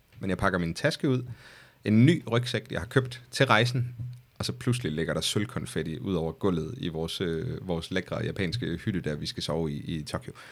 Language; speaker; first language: Danish; native; Danish